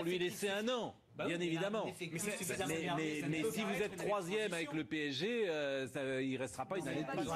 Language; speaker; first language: French; native; French